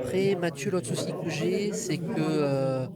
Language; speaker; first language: French; native; French